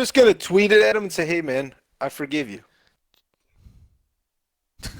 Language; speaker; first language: English; native; English